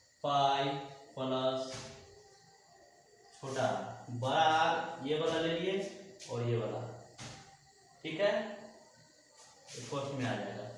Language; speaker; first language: Hindi; native; Hindi